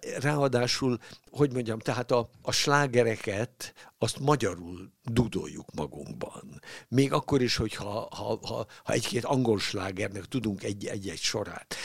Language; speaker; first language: Hungarian; native; Hungarian